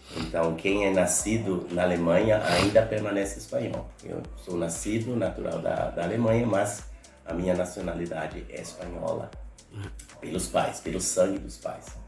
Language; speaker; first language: Portuguese; non-native, fluent; Spanish